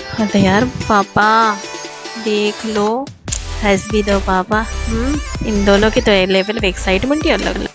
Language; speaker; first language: Hindi; non-native, local second language; Bangla